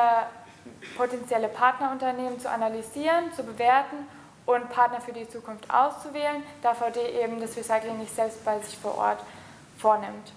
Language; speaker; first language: German; native; German